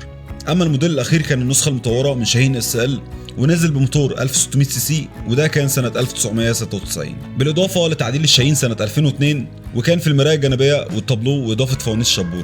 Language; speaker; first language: Arabic; native; Arabic